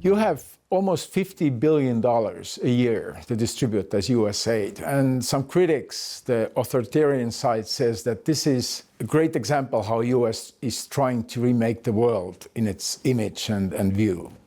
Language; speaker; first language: English; non-native, fluent; Estonian